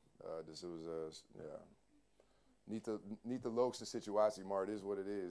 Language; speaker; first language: Dutch; non-native, learner; English